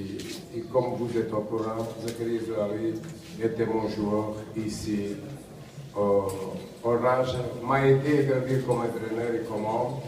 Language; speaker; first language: French; non-native, learner; Portuguese